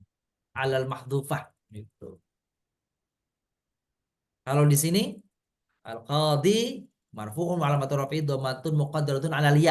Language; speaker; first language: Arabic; non-native, fluent; Indonesian